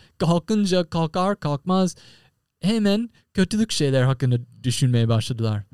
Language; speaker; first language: Turkish; non-native, fluent; English